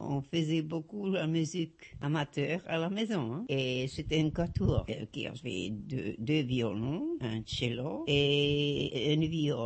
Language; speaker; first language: French; non-native, fluent; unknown